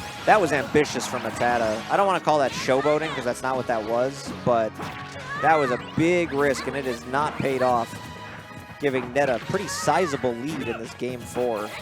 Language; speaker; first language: English; native; English